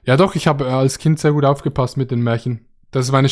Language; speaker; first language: German; native; German